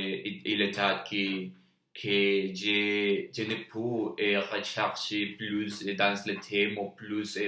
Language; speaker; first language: French; non-native, learner; Spanish